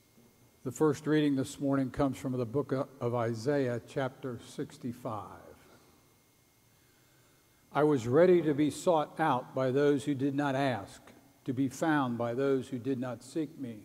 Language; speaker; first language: English; native; English